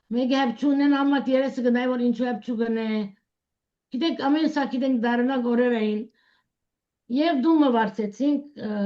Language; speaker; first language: Armenian; early bilingual, heritage; Armenian